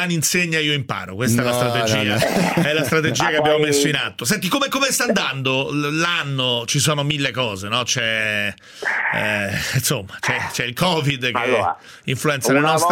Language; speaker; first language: Italian; native; Italian